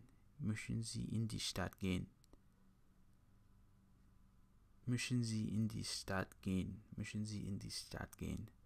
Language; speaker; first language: German; non-native, learner; English